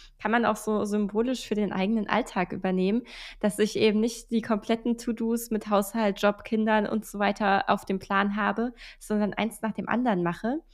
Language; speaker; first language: German; native; German